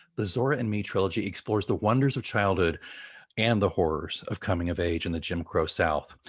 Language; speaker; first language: English; native; English